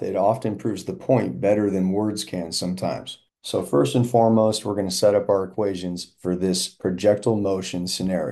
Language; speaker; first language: English; native; English